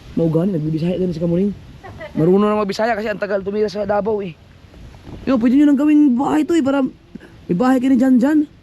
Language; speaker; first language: Filipino; non-native, local second language; Cebuano